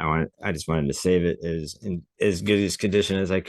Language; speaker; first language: English; native; English